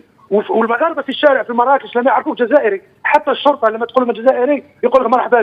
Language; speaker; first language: Arabic; native; Arabic